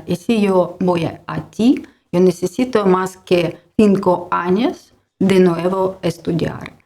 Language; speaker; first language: Spanish; non-native, learner; Ukrainian